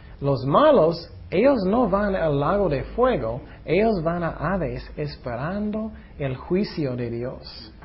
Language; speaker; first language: Spanish; non-native, fluent; English